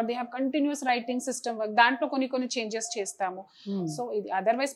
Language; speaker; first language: Telugu; non-native, fluent; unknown